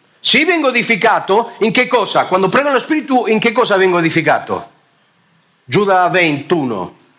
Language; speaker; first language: Italian; non-native, fluent; Spanish